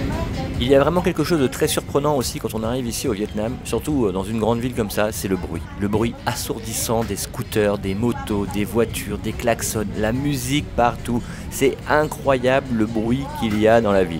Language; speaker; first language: French; native; French